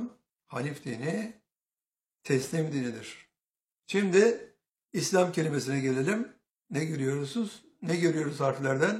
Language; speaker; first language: Turkish; native; Turkish